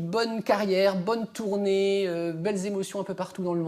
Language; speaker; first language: French; native; French